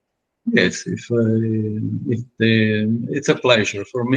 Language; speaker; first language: English; non-native, learner; Italian